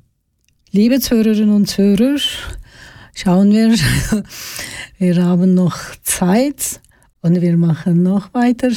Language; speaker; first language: German; non-native, learner; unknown